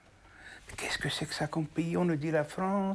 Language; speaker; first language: French; non-native, local second language; Arabic